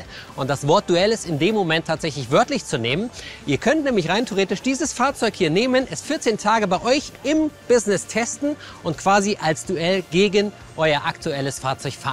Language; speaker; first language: German; native; German